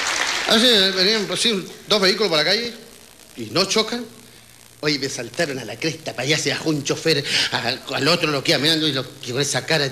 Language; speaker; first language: Spanish; native; Spanish